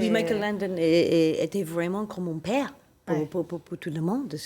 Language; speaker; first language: French; non-native, learner; English